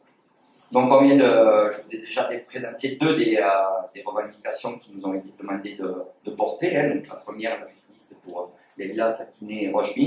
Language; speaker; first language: French; native; French